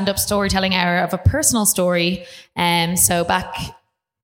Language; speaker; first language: English; native; English